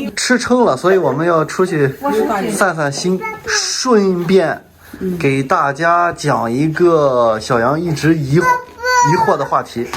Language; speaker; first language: Chinese; native; Chinese